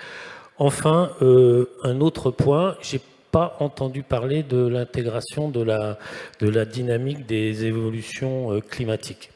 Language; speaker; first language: French; native; French